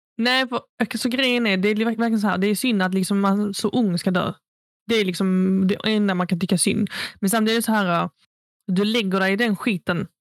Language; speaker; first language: Swedish; early bilingual, other home language; Arabic